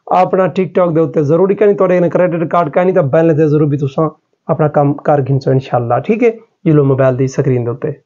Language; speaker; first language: Punjabi; native; Punjabi